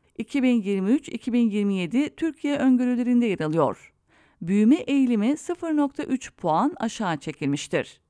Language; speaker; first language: Turkish; native; Turkish